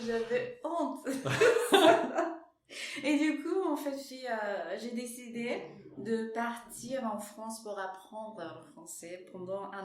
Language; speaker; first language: French; non-native, fluent; Japanese